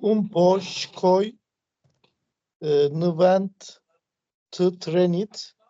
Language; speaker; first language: Albanian; non-native, learner; Turkish